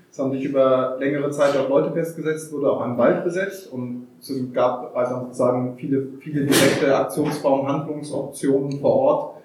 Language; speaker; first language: German; native; German